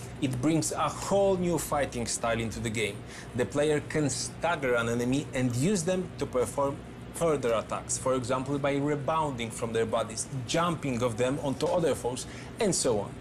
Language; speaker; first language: English; non-native, fluent; Polish